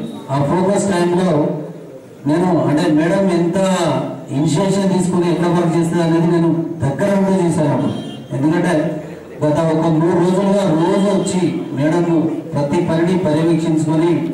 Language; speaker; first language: Telugu; native; Telugu